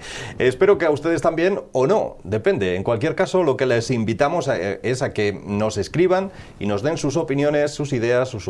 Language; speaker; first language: Spanish; native; Spanish